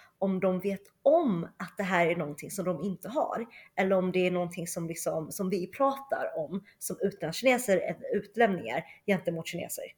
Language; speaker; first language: Swedish; early bilingual, other home language; Chinese